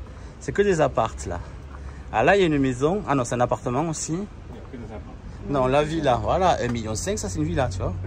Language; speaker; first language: French; native; French